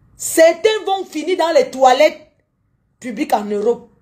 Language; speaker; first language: French; native; French